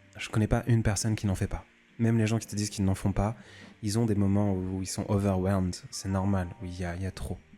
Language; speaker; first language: French; native; French